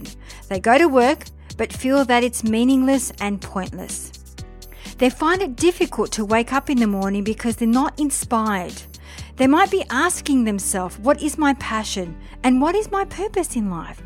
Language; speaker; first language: English; native; English